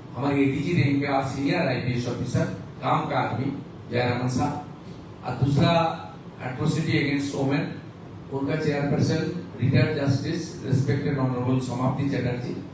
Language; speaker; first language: Hindi; non-native, local second language; Bangla